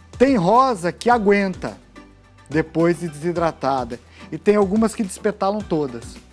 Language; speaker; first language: Portuguese; native; Portuguese